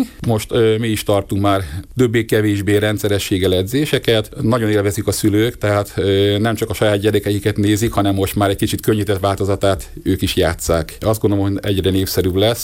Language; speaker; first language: Hungarian; native; Hungarian